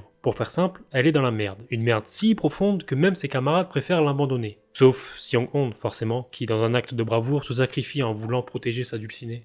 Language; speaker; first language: French; native; French